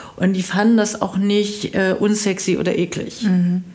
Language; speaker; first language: German; native; German